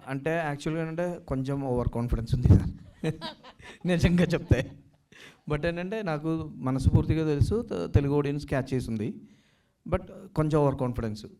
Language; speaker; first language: Telugu; non-native, learner; Malayalam